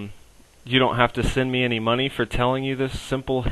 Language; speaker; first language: English; native; English